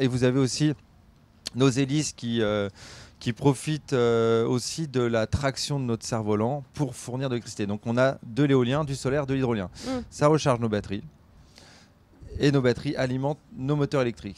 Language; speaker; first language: French; native; French